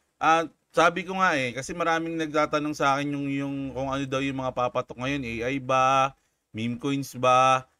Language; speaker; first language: Filipino; native; Filipino